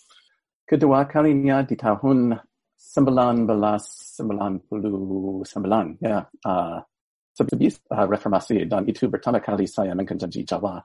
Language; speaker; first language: Indonesian; non-native, fluent; English